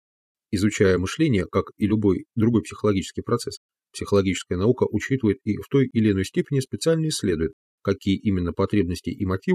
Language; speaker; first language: Russian; native; Russian